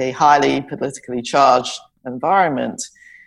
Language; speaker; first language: English; native; English